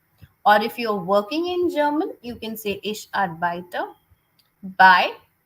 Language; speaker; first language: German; non-native, fluent; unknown